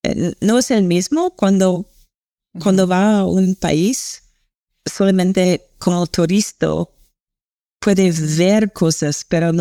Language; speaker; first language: Spanish; non-native, learner; English